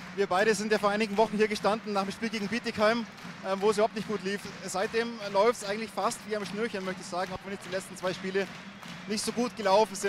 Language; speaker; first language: German; native; German